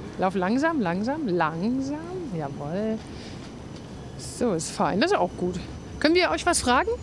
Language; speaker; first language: German; native; German